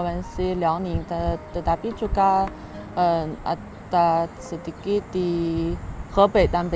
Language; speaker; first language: Indonesian; non-native, learner; Chinese